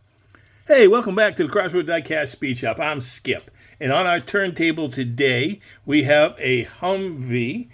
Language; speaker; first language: English; native; English